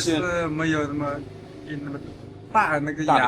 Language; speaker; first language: Chinese; non-native, learner; Lao